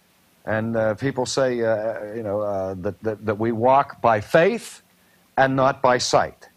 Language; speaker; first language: English; native; English